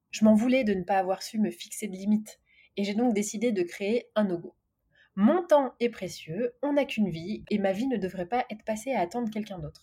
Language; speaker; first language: French; native; French